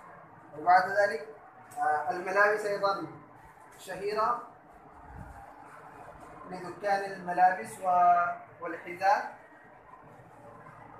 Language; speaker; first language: Arabic; non-native, learner; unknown